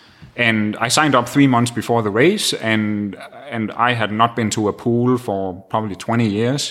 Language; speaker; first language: English; non-native, fluent; Danish